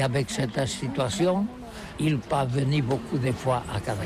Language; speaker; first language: French; non-native, learner; Catalan